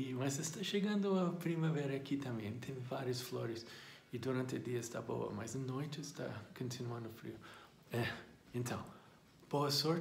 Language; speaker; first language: Portuguese; non-native, fluent; English